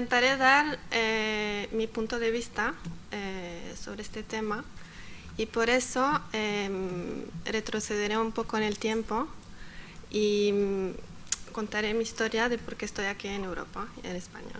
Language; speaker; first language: Spanish; non-native, fluent; Arabic